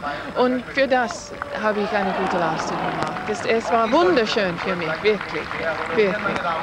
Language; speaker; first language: German; non-native, learner; English